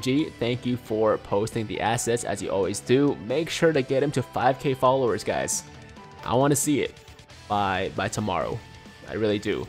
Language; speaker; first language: English; native; English